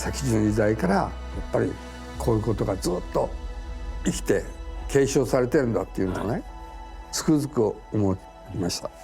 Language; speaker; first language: Japanese; native; Japanese